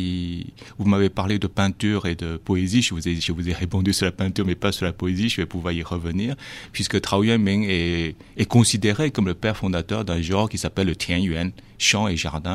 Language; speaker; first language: French; non-native, fluent; Chinese